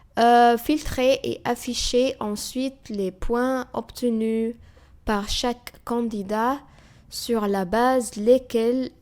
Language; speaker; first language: French; non-native, fluent; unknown